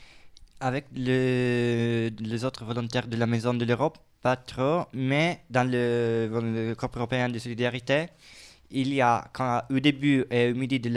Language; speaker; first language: French; non-native, fluent; Italian